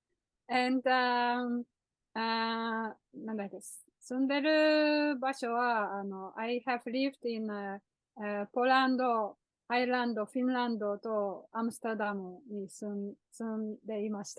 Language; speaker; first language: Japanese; non-native, learner; Polish